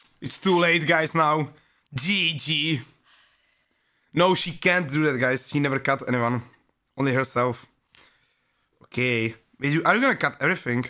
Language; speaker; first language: English; non-native, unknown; Czech